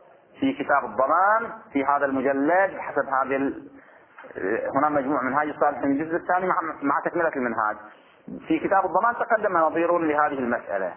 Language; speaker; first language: Arabic; native; Arabic